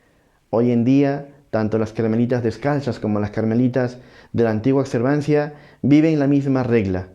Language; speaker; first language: Spanish; native; Spanish